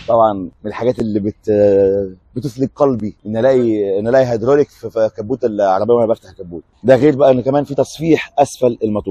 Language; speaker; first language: Arabic; native; Arabic